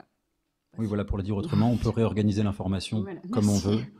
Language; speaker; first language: French; native; French